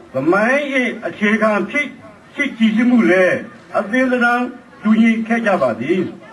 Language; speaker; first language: Burmese; non-native, local second language; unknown